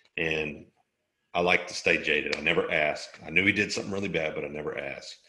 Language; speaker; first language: English; native; English